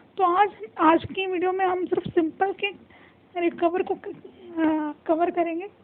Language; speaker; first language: Hindi; non-native, local second language; Punjabi